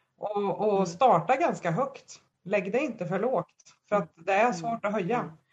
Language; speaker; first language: Swedish; native; Swedish